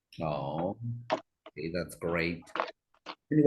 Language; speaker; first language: English; non-native, fluent; Spanish